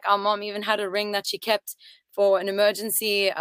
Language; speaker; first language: English; early bilingual, other home language; French